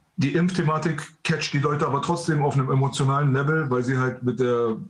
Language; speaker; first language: German; early bilingual, other home language; Persian